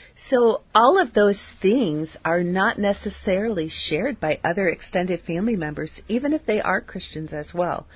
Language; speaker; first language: English; native; English